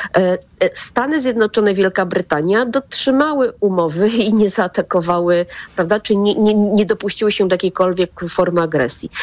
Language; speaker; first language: Polish; native; Polish